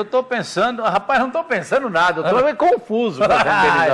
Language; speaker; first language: Portuguese; native; Portuguese